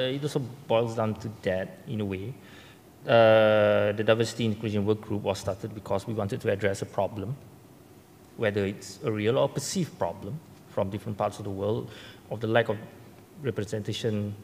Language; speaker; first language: English; non-native, local second language; Malay